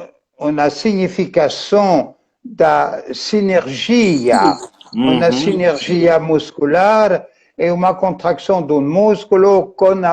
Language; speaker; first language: Portuguese; non-native, fluent; French